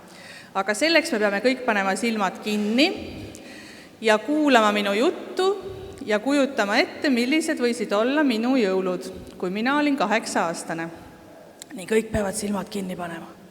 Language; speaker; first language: Estonian; native; Estonian